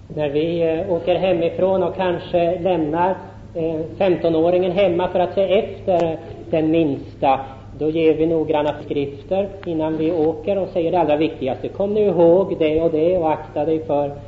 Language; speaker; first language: Swedish; native; Swedish